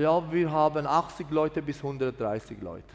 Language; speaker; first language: German; non-native, learner; Persian